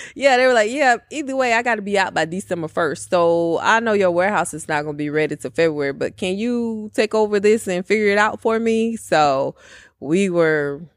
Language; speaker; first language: English; native; English